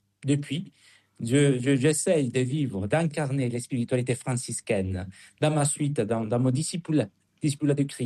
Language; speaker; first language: French; non-native, fluent; Spanish